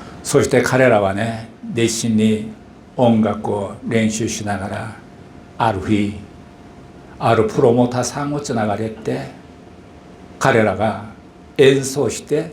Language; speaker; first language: Japanese; non-native, fluent; Korean